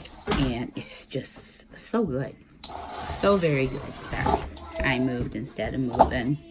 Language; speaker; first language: English; native; English